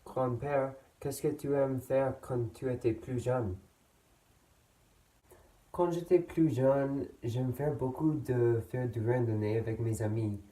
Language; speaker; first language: French; non-native, learner; English